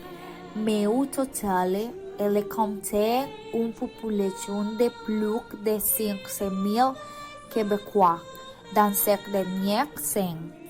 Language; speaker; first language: French; non-native, learner; Spanish